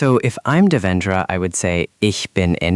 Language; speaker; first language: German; non-native, learner; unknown